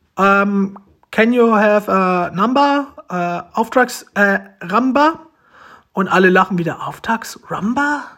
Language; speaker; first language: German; early bilingual, other home language; Romanian